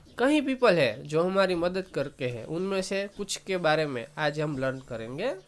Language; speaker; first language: Hindi; non-native, local second language; Gujarati